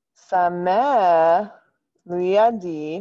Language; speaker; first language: French; non-native, fluent; English